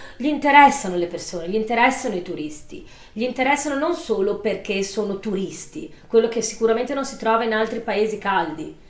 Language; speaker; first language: Italian; native; Italian